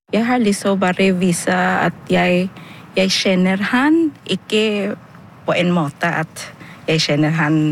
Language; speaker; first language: Norwegian; non-native, fluent; Filipino